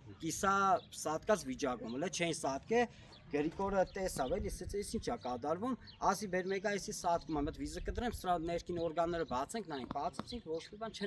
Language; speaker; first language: Armenian; native; Armenian